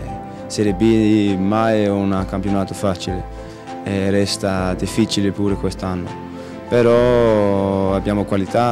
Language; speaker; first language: Italian; non-native, fluent; Danish